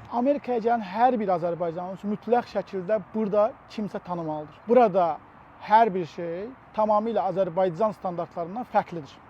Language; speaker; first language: Azerbaijani; native; Azerbaijani